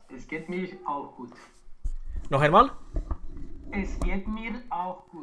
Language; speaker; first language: German; non-native, learner; Romanian